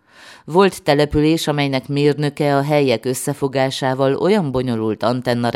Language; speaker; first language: Hungarian; native; Hungarian